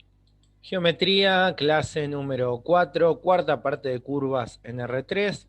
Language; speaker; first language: Spanish; native; Spanish